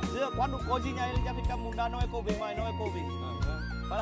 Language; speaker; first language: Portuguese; non-native, learner; Vietnamese